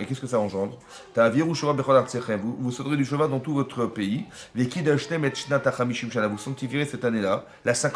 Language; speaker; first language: French; native; French